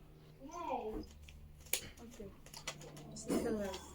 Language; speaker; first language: Dutch; non-native, learner; Filipino